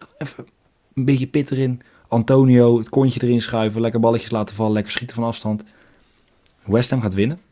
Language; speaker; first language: Dutch; native; Dutch